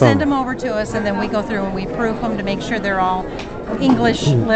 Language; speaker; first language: English; native; English